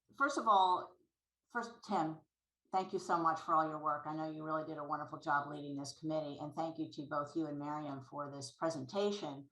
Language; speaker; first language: English; native; English